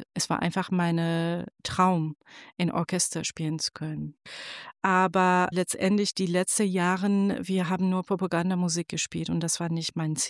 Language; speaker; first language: German; non-native, fluent; Persian